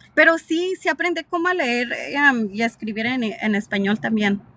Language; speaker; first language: Spanish; early bilingual, heritage; Spanish